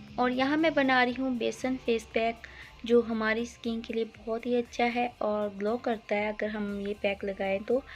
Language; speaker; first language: Hindi; non-native, local second language; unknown